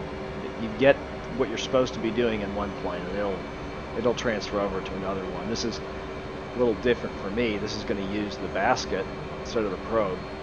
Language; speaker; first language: English; native; English